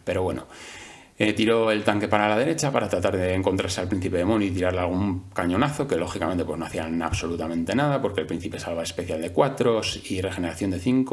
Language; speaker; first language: Spanish; native; Spanish